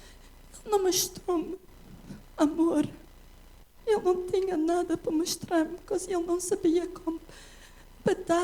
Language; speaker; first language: Portuguese; early bilingual, heritage; English